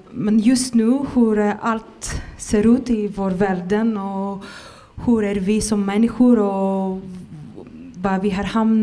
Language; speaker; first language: Swedish; non-native, fluent; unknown